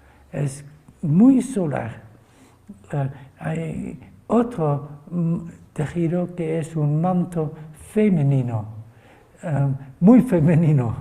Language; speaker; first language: Spanish; non-native, fluent; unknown